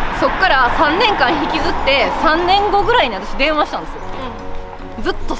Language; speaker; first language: Japanese; native; Japanese